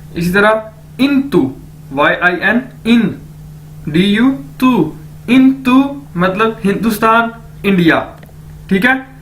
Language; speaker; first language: Urdu; native; Urdu